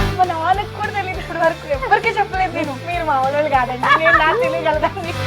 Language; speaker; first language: Telugu; native; Telugu